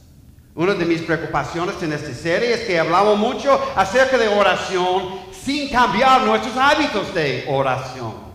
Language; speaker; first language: Spanish; non-native, fluent; English